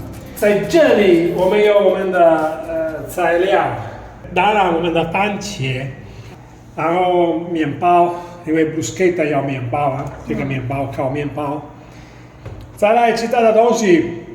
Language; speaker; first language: Chinese; non-native, fluent; Italian